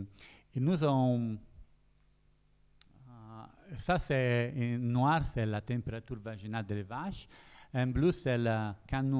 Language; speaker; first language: French; non-native, learner; Italian